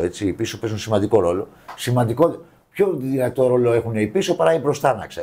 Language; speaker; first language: Greek; native; Greek